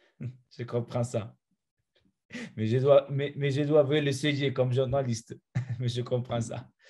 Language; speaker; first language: French; non-native, fluent; Spanish